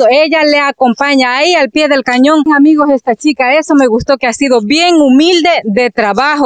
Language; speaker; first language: Spanish; native; Spanish